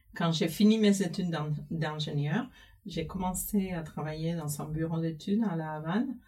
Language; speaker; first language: French; non-native, fluent; Spanish